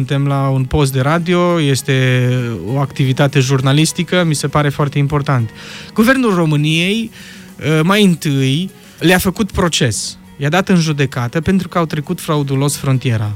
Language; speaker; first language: Romanian; native; Romanian